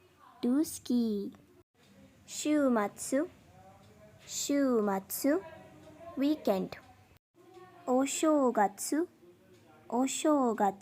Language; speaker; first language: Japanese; non-native, fluent; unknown